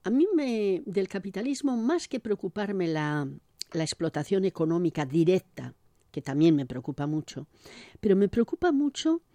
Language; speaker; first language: Spanish; native; Spanish